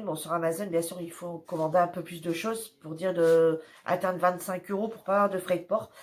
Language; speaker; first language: French; native; French